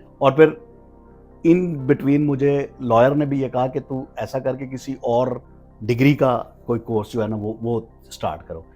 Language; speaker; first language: Urdu; non-native, local second language; Punjabi